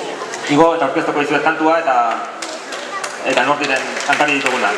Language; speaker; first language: Basque; native; Basque